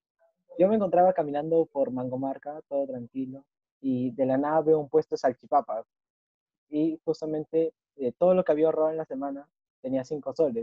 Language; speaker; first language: Spanish; native; Spanish